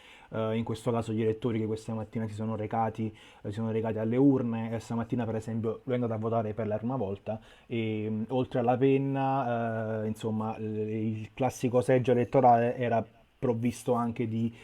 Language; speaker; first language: Italian; native; Italian